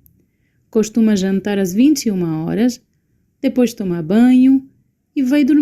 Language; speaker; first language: Portuguese; non-native, learner; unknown